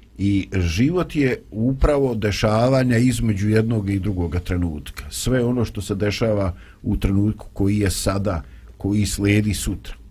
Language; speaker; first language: Bosnian; native; Bosnian